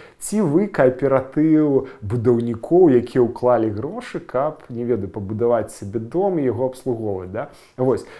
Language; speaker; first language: Belarusian; native; Belarusian